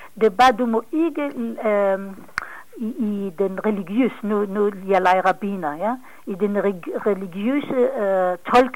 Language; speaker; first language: Danish; non-native, fluent; Hebrew